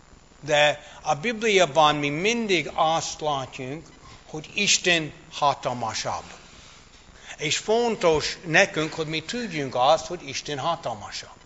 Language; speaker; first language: Hungarian; non-native, fluent; English